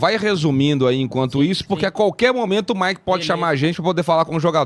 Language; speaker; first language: Portuguese; native; Portuguese